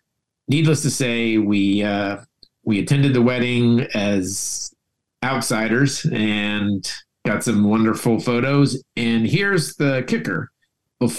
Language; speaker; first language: English; native; English